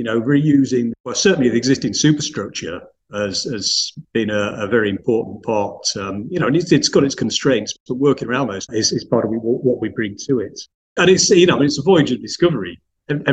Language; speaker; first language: English; native; English